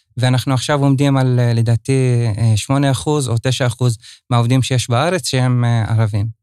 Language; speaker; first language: Hebrew; non-native, local second language; Arabic